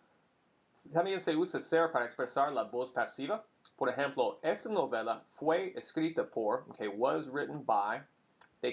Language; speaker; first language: Spanish; non-native, fluent; English